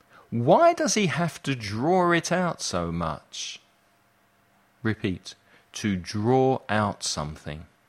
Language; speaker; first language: English; native; English